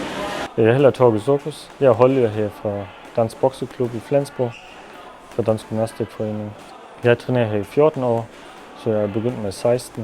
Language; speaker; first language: Danish; non-native, local second language; German